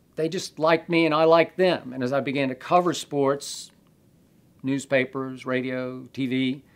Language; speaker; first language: English; native; English